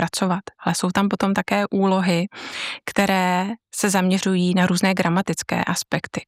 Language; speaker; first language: Czech; native; Czech